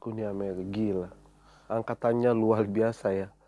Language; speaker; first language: Indonesian; non-native, fluent; English